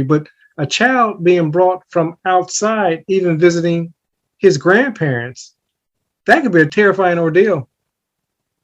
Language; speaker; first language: English; native; English